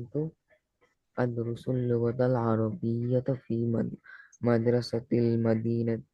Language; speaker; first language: Arabic; non-native, learner; Bangla